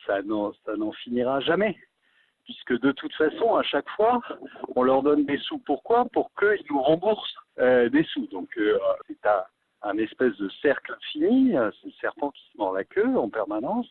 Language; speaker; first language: French; native; French